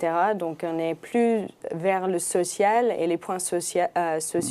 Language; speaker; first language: French; non-native, fluent; English